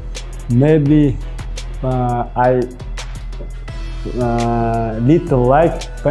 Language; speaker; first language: English; non-native, learner; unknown